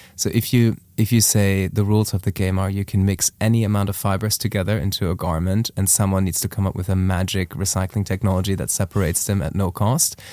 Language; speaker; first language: English; non-native, fluent; German